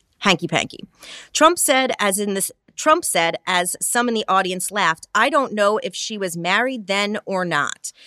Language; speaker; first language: English; native; English